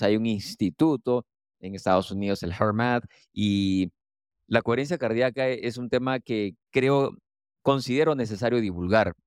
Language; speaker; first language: Spanish; native; Spanish